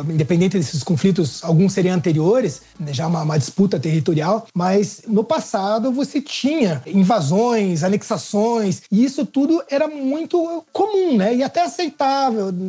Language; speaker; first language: Portuguese; native; Portuguese